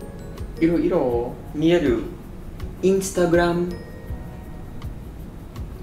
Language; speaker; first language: Japanese; non-native, learner; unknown